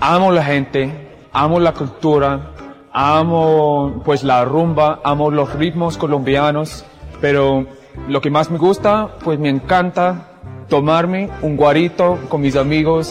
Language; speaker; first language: Spanish; non-native, fluent; English